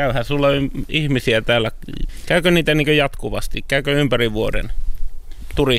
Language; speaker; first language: Finnish; native; Finnish